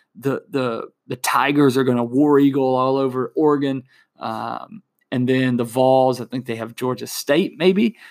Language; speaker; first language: English; native; English